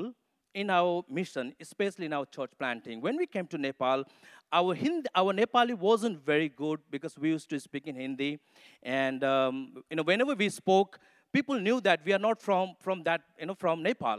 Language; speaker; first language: English; non-native, local second language; Nepali